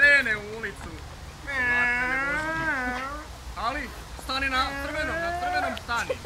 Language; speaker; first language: Croatian; native; Croatian